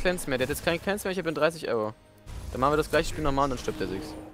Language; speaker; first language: German; native; German